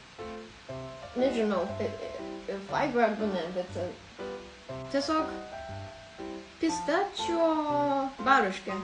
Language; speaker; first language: Lithuanian; non-native, learner; Japanese